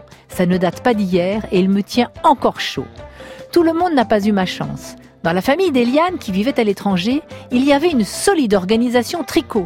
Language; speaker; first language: French; native; French